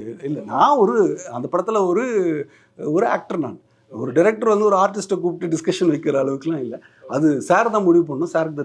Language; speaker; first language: Tamil; native; Tamil